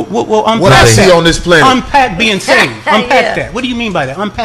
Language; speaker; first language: English; native; English